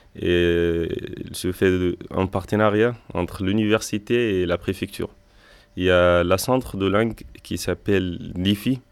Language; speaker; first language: French; non-native, fluent; Arabic